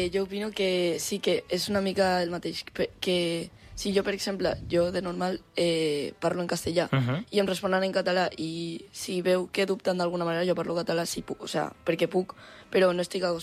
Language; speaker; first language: Catalan; non-native, local second language; Spanish